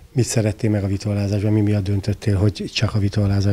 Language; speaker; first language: Hungarian; native; Hungarian